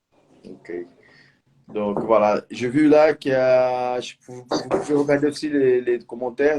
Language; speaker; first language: French; non-native, fluent; Portuguese